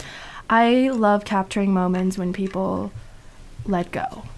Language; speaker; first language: English; non-native, fluent; Chinese